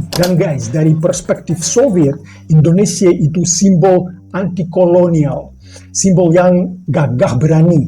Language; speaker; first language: Indonesian; non-native, fluent; Russian